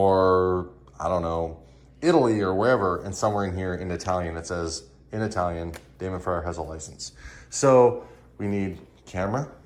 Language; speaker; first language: English; native; English